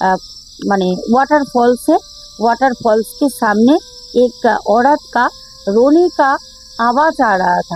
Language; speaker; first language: Hindi; non-native, local second language; Bangla